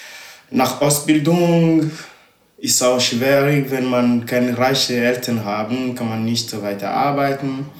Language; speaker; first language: German; non-native, learner; Ewe